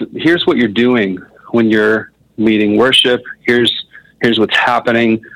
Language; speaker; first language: English; native; English